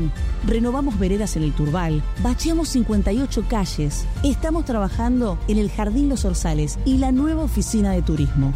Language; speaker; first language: Spanish; native; Spanish